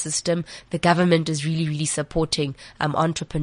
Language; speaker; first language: English; non-native, local second language; Southern Sotho